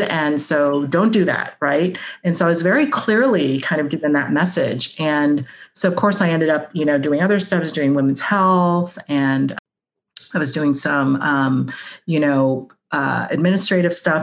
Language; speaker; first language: English; non-native, local second language; Cantonese